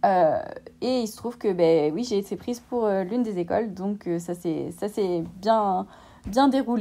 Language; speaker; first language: French; native; French